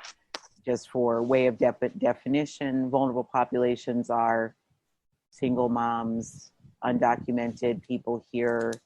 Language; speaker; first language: English; native; English